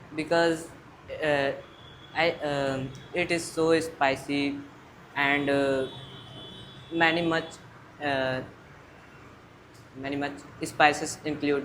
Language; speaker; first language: English; non-native, learner; Hindi